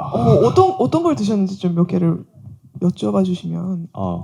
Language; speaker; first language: Korean; native; Korean